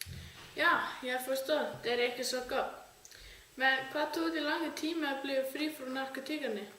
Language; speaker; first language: Danish; non-native, learner; Icelandic